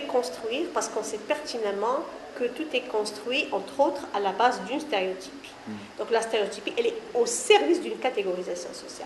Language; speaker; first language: French; non-native, local second language; Arabic